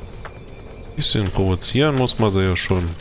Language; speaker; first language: German; native; German